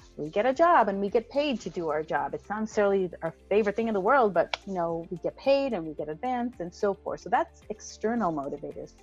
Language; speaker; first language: English; non-native, fluent; Hebrew